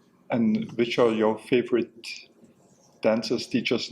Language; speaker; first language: English; non-native, fluent; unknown